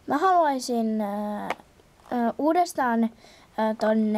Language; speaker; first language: Finnish; native; Finnish